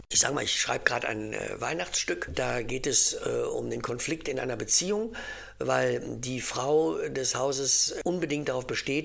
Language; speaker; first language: German; native; German